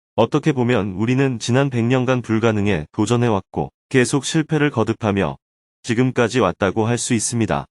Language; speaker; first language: Korean; native; Korean